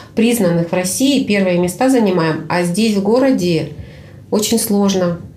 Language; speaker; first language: Russian; native; Russian